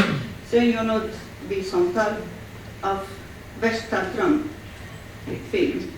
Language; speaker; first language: Swedish; early bilingual, other home language; Assyrian Neo-Aramaic